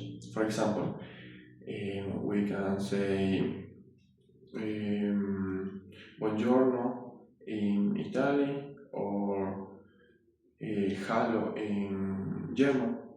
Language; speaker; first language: English; non-native, learner; Spanish